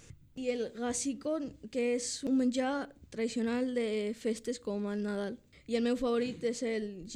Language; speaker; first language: Catalan; early bilingual, other home language; Georgian